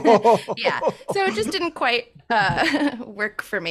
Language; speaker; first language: English; native; English